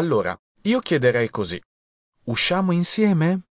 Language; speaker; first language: Italian; non-native, fluent; Japanese